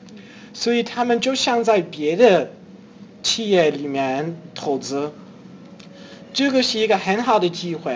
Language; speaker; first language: Chinese; non-native, fluent; English